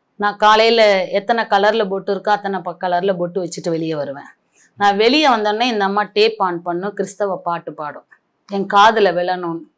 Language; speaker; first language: Tamil; non-native, local second language; Marathi